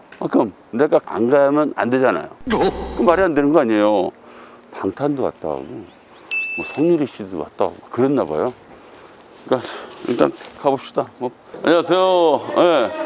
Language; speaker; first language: Korean; native; Korean